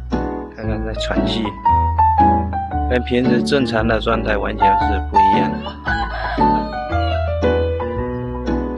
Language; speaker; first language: Chinese; native; Chinese